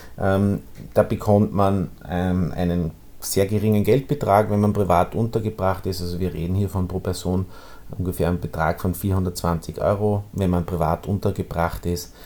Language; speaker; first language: German; native; German